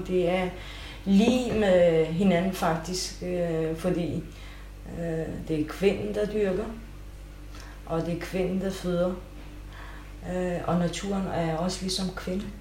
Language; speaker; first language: Danish; non-native, fluent; Kurdish